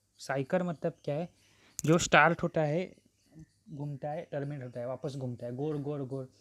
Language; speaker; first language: Hindi; non-native, local second language; Marathi